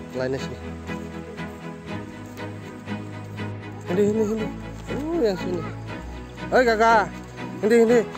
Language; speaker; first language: Hindi; non-native, local second language; Kok Borok